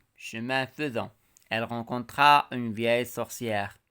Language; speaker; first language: French; non-native, local second language; Arabic